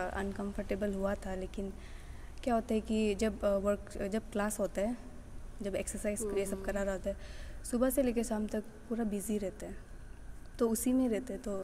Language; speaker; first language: Hindi; non-native, local second language; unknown